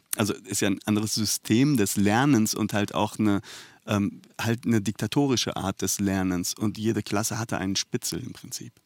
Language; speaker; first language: German; early bilingual, other home language; Persian